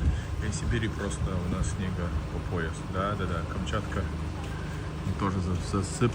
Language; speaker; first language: Russian; early bilingual, heritage; Russian